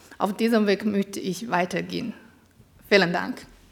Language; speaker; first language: German; non-native, learner; Chinese